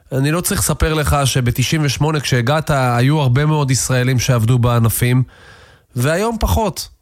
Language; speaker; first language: Hebrew; native; Hebrew